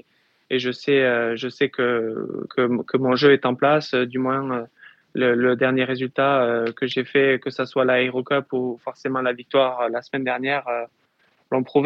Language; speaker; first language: French; native; French